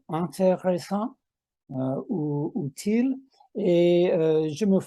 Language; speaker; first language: French; non-native, fluent; English